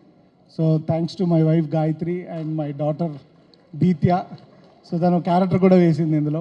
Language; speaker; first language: Telugu; native; Telugu